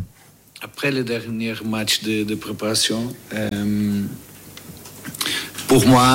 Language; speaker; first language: French; non-native, fluent; Portuguese